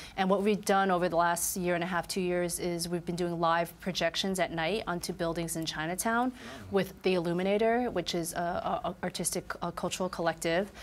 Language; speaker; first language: English; native; English